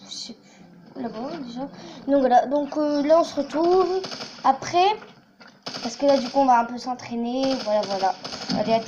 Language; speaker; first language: French; native; French